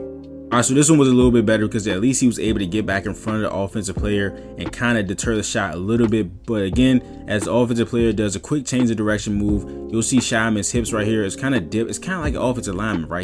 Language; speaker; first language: English; native; English